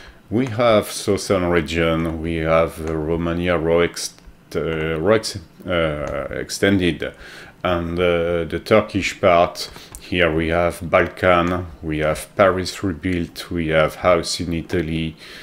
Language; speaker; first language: English; non-native, fluent; French